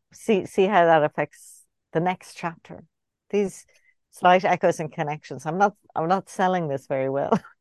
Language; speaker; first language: English; native; English